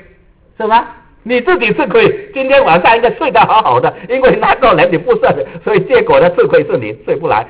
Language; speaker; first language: Chinese; native; Chinese